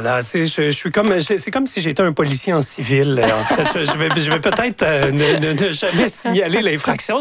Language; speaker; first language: French; native; French